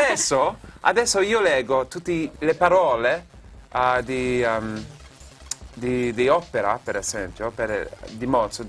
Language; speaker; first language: Italian; non-native, fluent; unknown